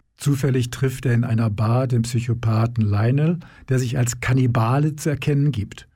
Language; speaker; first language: German; native; German